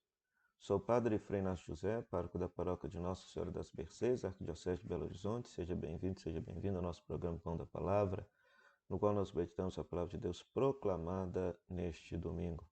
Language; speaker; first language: Portuguese; native; Portuguese